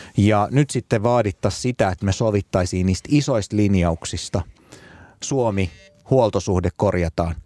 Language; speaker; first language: Finnish; early bilingual, other home language; Arabic